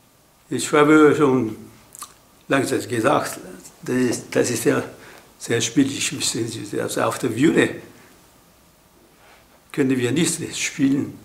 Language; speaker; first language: German; non-native, learner; Japanese